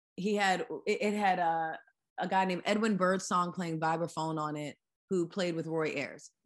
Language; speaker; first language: English; native; English